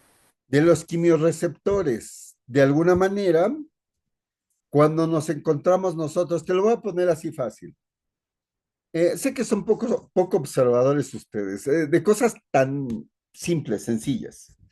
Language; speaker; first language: Spanish; native; Spanish